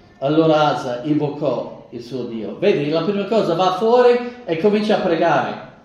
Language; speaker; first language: Italian; non-native, fluent; English